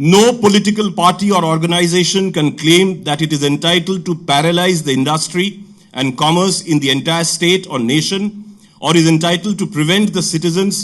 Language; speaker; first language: English; non-native, local second language; Bangla